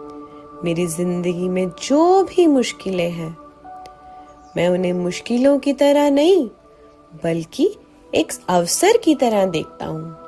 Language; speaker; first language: Hindi; native; Hindi